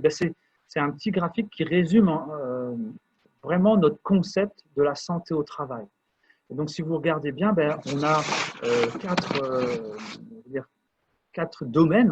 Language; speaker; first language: French; native; French